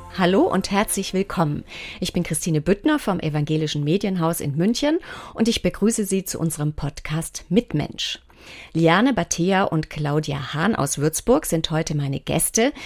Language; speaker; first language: German; native; German